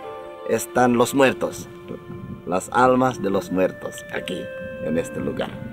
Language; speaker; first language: Spanish; non-native, fluent; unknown